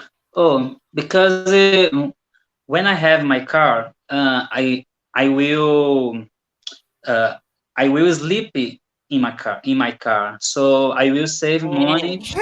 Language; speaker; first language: English; non-native, learner; Portuguese